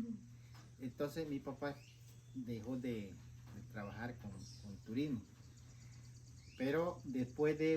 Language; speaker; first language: Spanish; non-native, local second language; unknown